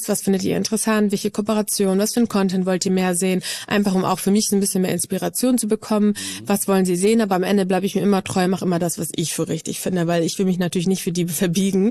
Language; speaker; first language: German; native; German